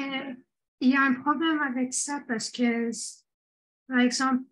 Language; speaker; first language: French; non-native, fluent; English